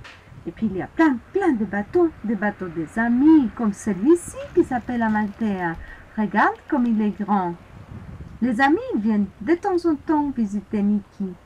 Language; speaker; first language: French; non-native, fluent; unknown